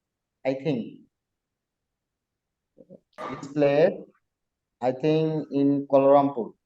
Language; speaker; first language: English; non-native, learner; Bangla